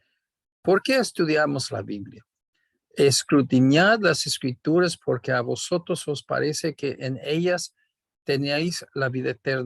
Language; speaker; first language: Spanish; non-native, fluent; English